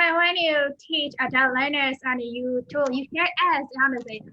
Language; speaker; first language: English; non-native, learner; Burmese